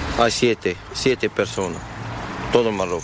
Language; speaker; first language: Spanish; non-native, learner; Arabic